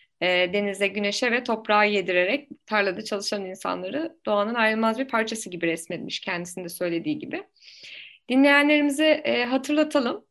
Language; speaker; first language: Turkish; native; Turkish